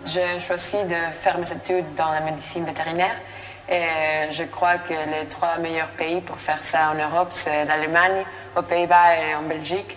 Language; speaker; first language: French; non-native, learner; Spanish